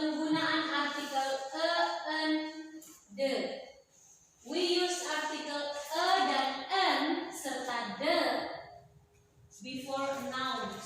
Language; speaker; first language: English; non-native, learner; Indonesian